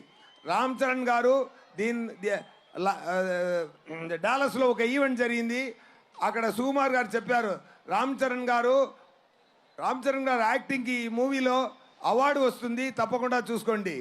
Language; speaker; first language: Telugu; non-native, learner; Tamil